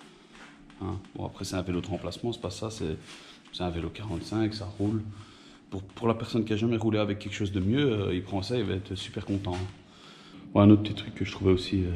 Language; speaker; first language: French; native; French